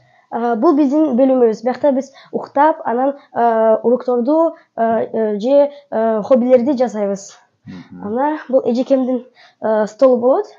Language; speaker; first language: Kyrgyz; early bilingual, heritage; Kyrgyz